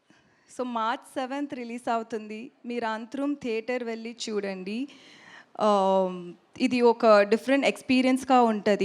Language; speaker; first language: Telugu; non-native, learner; Tamil